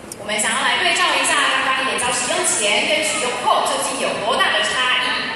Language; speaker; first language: Chinese; native; Chinese